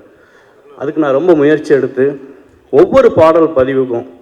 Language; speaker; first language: Tamil; native; Tamil